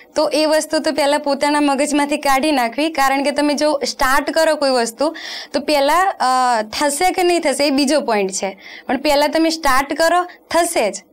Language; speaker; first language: Gujarati; non-native, local second language; Rajasthani